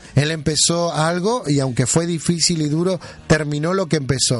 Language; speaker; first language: Spanish; native; Spanish